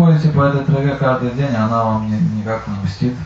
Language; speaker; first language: Russian; native; Russian